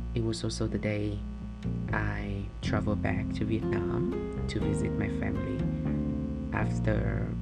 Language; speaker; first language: English; non-native, fluent; Vietnamese